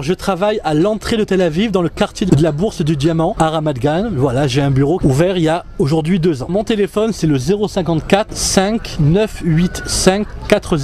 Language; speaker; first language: French; native; French